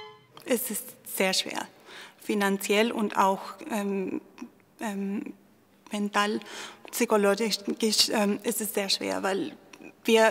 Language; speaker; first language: German; non-native, fluent; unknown